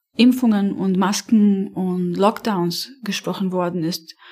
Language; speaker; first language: German; non-native, fluent; Arabic